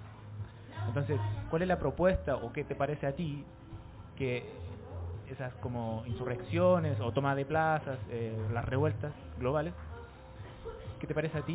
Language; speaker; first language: Spanish; native; Spanish